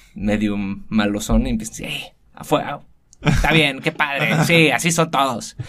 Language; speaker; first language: Spanish; native; Spanish